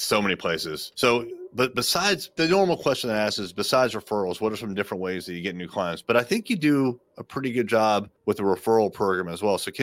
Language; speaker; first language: English; native; English